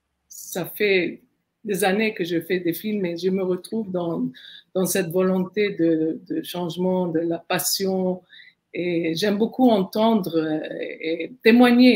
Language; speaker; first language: French; non-native, fluent; Arabic